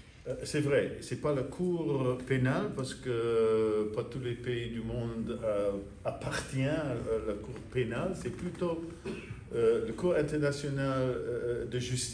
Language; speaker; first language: French; non-native, fluent; English